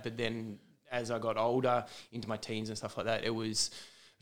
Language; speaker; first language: English; native; English